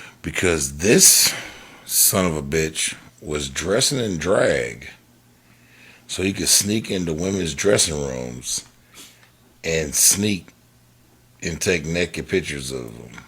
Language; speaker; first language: English; native; English